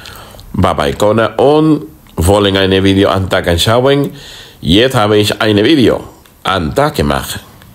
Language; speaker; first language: German; non-native, learner; Spanish